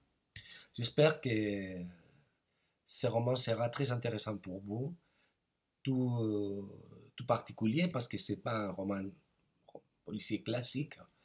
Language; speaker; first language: French; non-native, fluent; Spanish